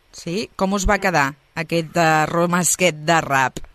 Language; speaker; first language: Catalan; native; Catalan